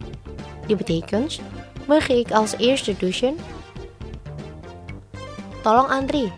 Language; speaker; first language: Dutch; non-native, learner; Indonesian